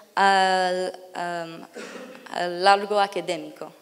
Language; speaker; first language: Spanish; non-native, learner; English